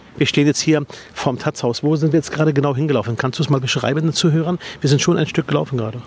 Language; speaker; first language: German; early bilingual, other home language; Arabic